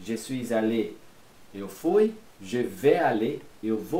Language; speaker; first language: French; non-native, fluent; Portuguese